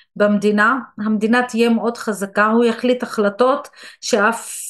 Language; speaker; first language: Hebrew; non-native, local second language; Arabic